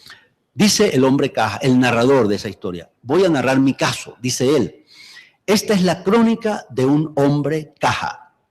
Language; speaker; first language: Spanish; native; Spanish